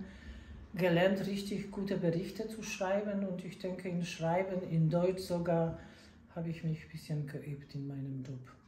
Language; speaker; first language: German; non-native, fluent; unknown